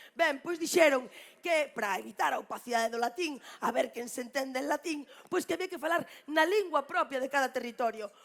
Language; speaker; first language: Galician; native; Galician